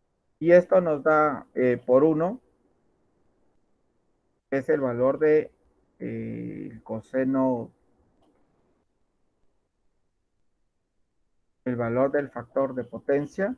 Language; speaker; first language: Spanish; native; Spanish